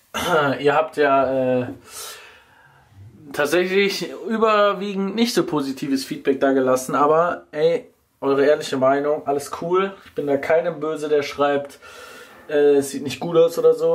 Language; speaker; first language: German; native; German